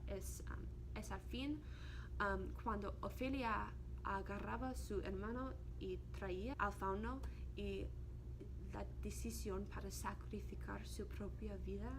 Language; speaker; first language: Spanish; non-native, learner; English